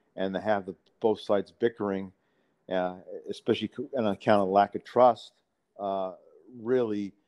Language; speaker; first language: English; native; English